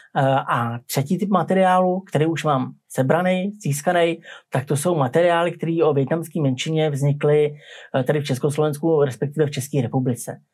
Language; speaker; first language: Czech; native; Czech